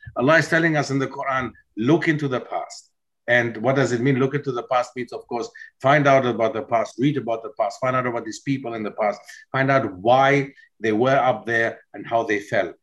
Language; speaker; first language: English; non-native, fluent; German